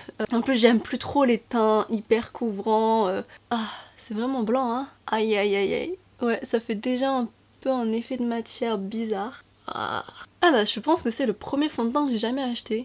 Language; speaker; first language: French; native; French